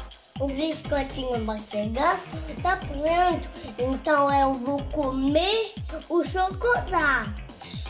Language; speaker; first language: Portuguese; early bilingual, other home language; French